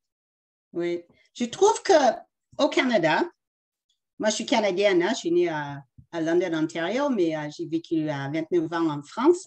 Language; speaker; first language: French; early bilingual, other home language; English